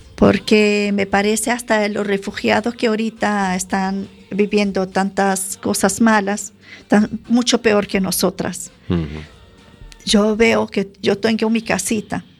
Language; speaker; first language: Spanish; non-native, fluent; Arabic